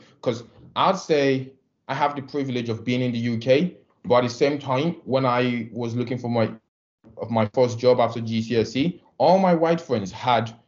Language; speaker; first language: English; non-native, local second language; Igbo